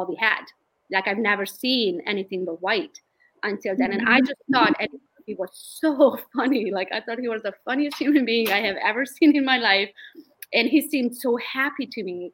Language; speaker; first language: English; non-native, fluent; Romanian